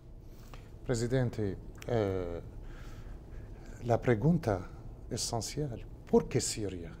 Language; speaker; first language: Spanish; non-native, learner; Arabic